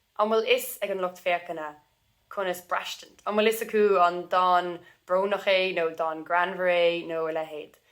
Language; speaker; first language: Irish; non-native, local second language; English